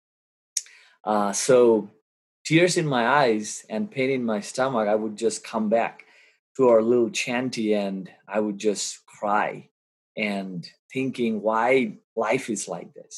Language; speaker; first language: English; non-native, local second language; Bangla